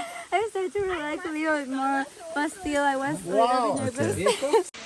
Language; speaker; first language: English; non-native, fluent; Spanish